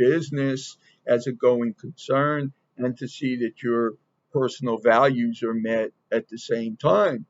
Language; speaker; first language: English; native; English